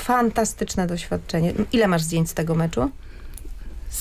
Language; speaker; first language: Polish; native; Polish